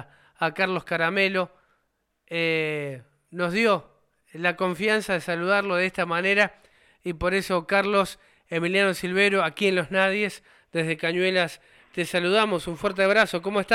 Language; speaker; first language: Spanish; native; Spanish